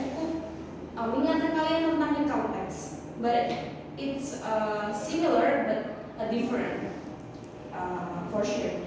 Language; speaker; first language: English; non-native, learner; Indonesian